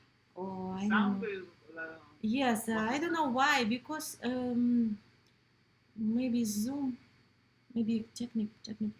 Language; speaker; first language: English; non-native, learner; Russian